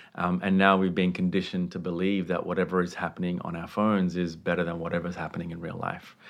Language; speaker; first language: English; non-native, local second language; Sinhala